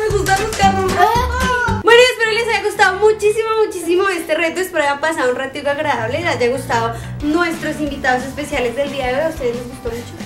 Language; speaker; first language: Spanish; native; Spanish